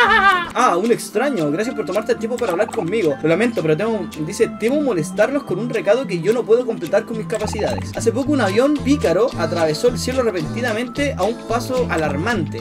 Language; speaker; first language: Spanish; native; Spanish